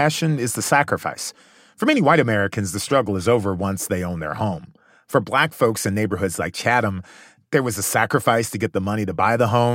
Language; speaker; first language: English; native; English